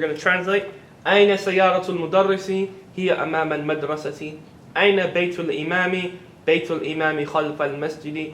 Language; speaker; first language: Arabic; non-native, fluent; English